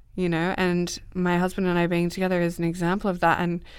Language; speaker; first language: English; native; English